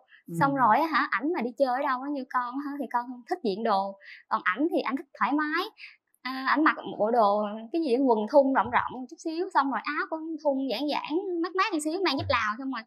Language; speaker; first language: Vietnamese; native; Vietnamese